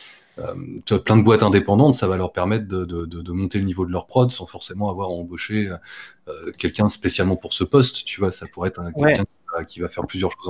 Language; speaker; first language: French; native; French